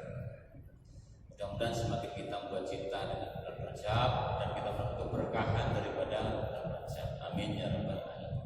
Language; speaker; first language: Indonesian; non-native, local second language; Javanese